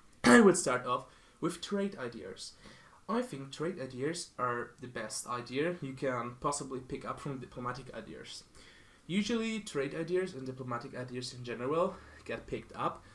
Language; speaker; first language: English; non-native, fluent; German